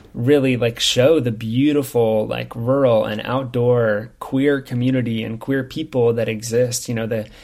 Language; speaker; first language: English; native; English